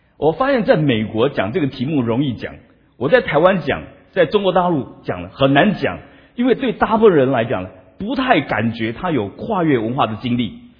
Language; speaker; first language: Chinese; non-native, local second language; Min Nan Chinese